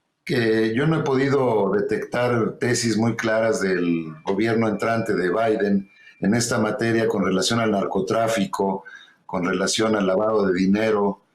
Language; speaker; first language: Spanish; native; Spanish